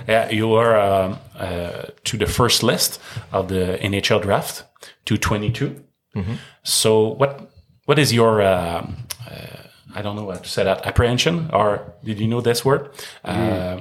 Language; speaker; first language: English; non-native, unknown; French